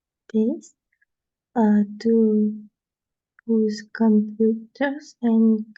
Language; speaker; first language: English; non-native, learner; Russian